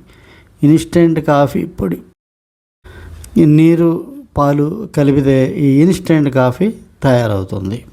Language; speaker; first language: Telugu; native; Telugu